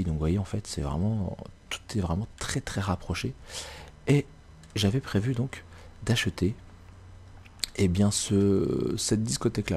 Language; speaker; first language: French; native; French